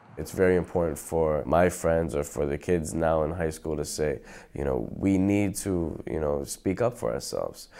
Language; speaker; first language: English; native; English